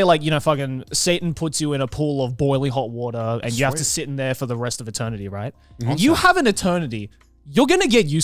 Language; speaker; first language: English; native; English